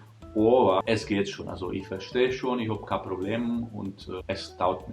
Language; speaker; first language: German; non-native, fluent; Italian